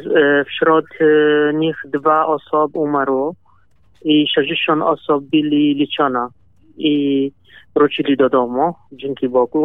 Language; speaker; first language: Polish; non-native, learner; Kurdish